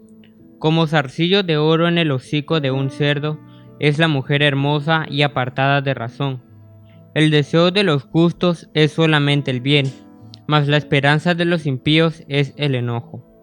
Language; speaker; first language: Spanish; native; Spanish